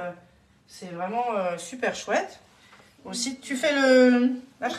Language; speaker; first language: French; native; French